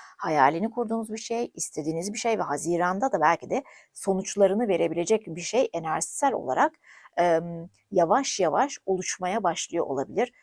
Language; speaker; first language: Turkish; native; Turkish